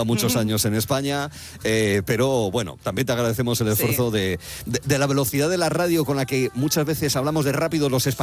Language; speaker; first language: Spanish; native; Spanish